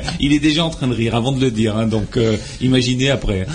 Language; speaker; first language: French; native; French